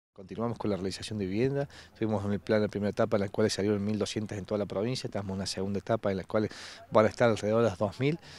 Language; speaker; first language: Spanish; native; Spanish